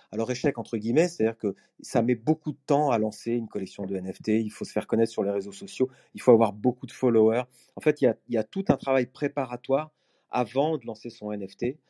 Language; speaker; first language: French; native; French